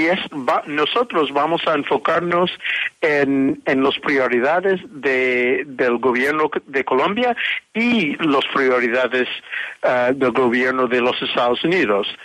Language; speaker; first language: Spanish; non-native, fluent; English